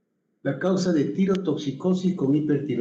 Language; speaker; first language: Spanish; native; Spanish